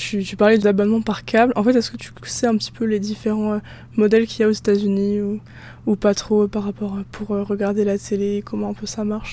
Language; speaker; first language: French; native; French